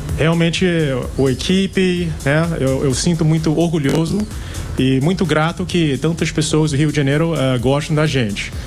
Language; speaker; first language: Portuguese; non-native, fluent; English